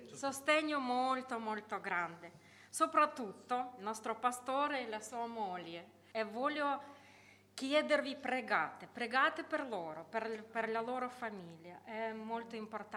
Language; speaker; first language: Italian; non-native, learner; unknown